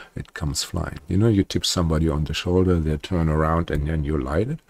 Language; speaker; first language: English; non-native, fluent; German